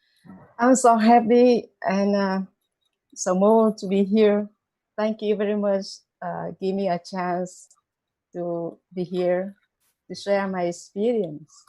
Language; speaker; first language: English; non-native, learner; Vietnamese